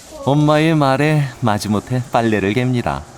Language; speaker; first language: Korean; native; Korean